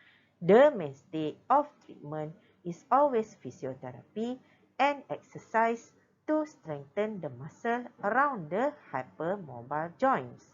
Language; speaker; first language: English; non-native, local second language; Malay